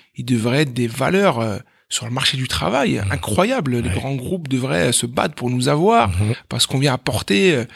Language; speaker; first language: French; native; French